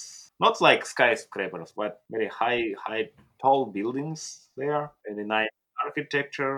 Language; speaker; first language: English; non-native, learner; Russian